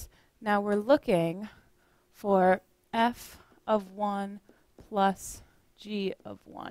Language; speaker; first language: English; native; English